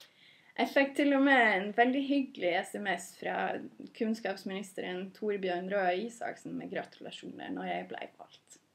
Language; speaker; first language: Norwegian; non-native, fluent; English